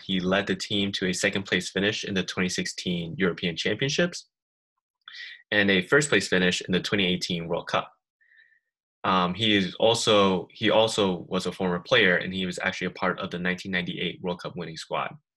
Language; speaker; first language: English; native; English